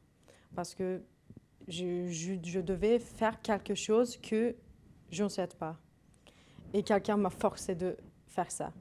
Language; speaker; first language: French; non-native, learner; Turkish